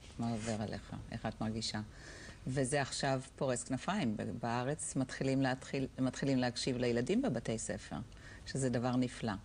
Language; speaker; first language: Hebrew; native; Hebrew